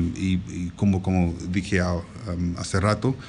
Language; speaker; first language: Spanish; non-native, learner; English